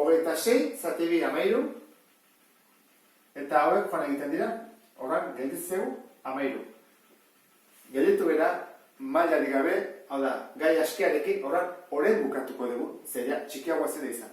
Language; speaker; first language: Basque; native; Basque